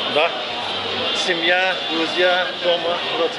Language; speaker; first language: Russian; non-native, learner; English